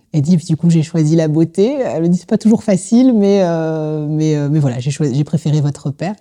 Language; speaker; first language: French; native; French